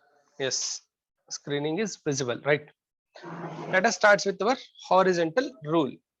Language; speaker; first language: English; non-native, local second language; Kannada